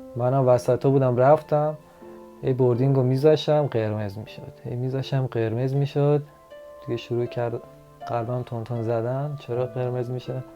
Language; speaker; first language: Persian; non-native, local second language; Azerbaijani